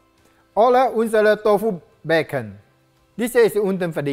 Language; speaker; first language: German; non-native, learner; Japanese